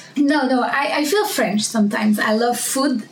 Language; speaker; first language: English; non-native, learner; French